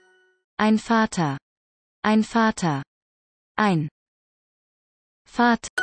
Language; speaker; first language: German; non-native, learner; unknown